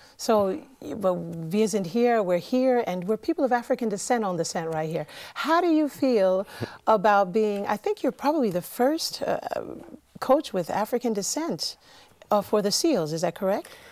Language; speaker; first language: English; native; English